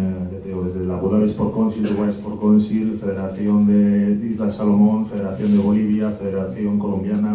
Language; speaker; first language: Spanish; native; Spanish